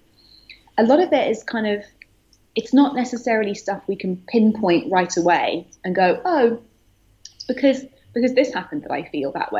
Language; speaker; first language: English; native; English